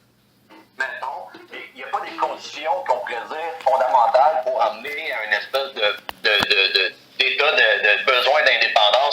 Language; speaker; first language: French; native; French